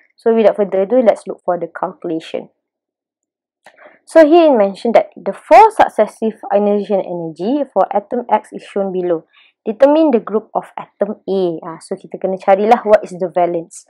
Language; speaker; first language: English; non-native, local second language; Malay